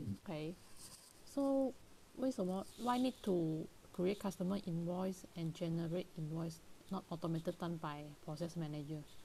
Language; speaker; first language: English; non-native, local second language; Chinese